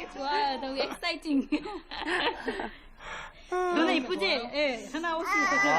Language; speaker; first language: Korean; non-native, learner; Nepali